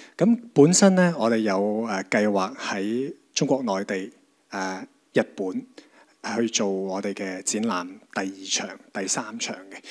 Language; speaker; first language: Cantonese; native; Cantonese